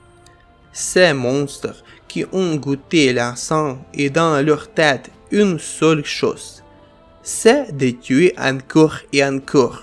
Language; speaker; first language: French; non-native, fluent; Ukrainian